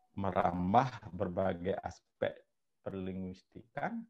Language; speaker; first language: Indonesian; non-native, local second language; Balinese